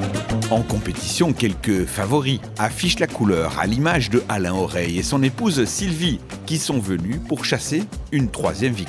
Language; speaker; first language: French; native; French